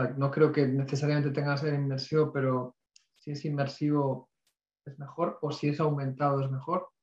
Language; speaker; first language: Spanish; native; Spanish